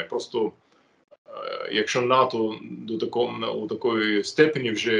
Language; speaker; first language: Ukrainian; non-native, fluent; English